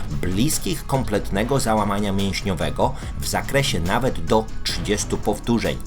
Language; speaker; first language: Polish; native; Polish